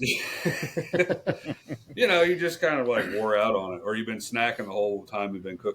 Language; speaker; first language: English; native; English